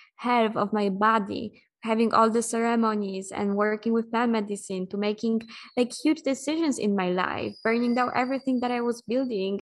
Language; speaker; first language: English; non-native, fluent; Polish